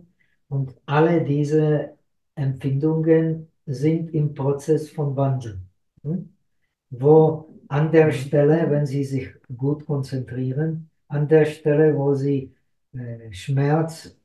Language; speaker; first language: German; non-native, fluent; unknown